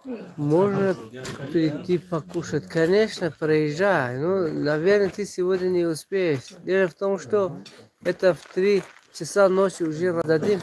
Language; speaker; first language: Russian; non-native, local second language; Tajik